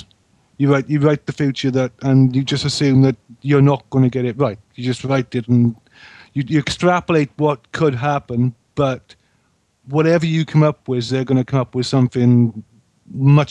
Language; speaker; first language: English; native; English